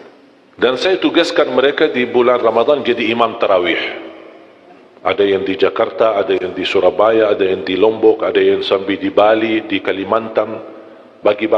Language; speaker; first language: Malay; non-native, fluent; Arabic